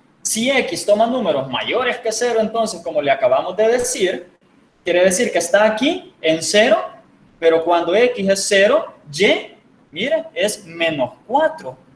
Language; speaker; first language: Spanish; native; Spanish